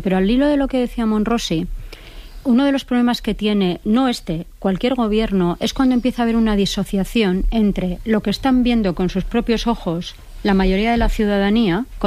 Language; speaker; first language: Spanish; native; Spanish